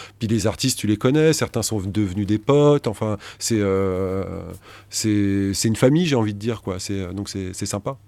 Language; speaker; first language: French; native; French